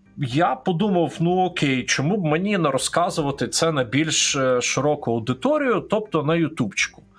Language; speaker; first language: Ukrainian; non-native, local second language; Russian